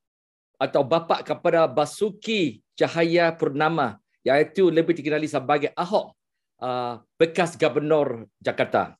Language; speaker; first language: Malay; non-native, local second language; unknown